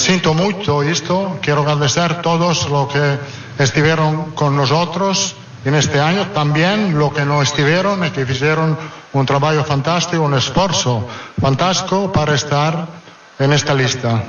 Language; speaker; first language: Portuguese; non-native, fluent; Italian